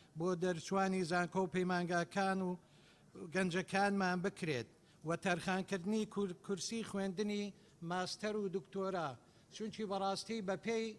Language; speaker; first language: Central Kurdish; non-native, local second language; Assyrian Neo-Aramaic